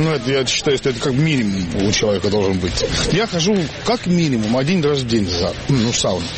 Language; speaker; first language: Russian; non-native, fluent; Finnish